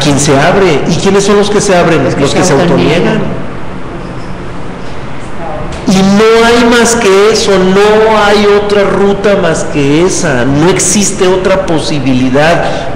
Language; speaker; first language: Spanish; native; Spanish